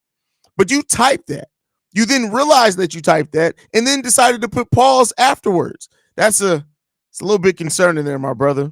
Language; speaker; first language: English; native; English